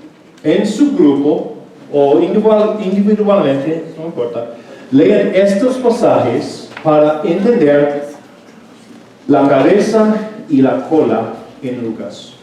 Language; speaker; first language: Spanish; non-native, fluent; English